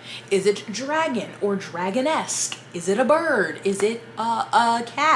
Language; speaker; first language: English; native; English